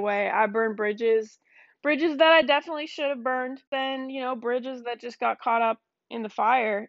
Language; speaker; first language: English; native; English